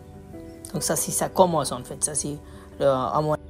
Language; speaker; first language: French; non-native, learner; Bangla